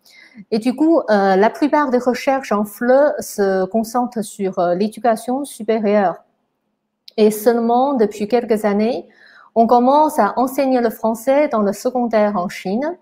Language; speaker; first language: French; non-native, fluent; Chinese